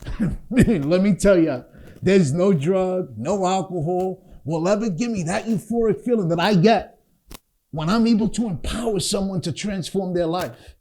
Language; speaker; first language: English; native; English